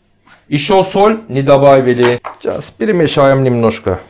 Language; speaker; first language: Russian; non-native, learner; Turkish